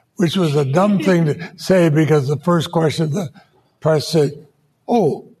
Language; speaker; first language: English; native; English